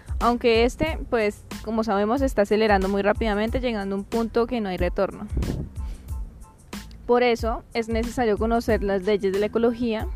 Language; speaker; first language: Spanish; native; Spanish